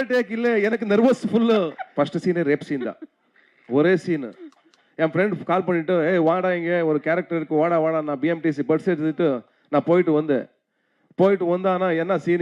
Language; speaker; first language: Tamil; non-native, learner; Kannada